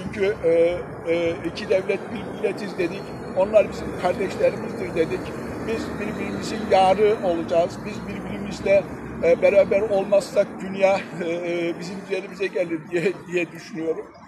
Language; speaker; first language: Turkish; early bilingual, heritage; Turkish